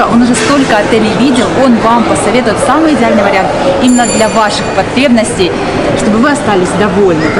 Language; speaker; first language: Russian; native; Russian